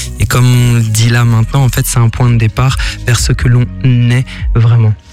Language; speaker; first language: French; native; French